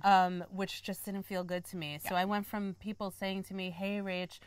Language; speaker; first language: English; native; English